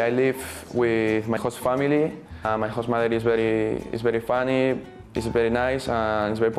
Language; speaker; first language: English; non-native, learner; Spanish